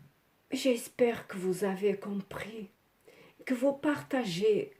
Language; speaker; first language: French; non-native, learner; Portuguese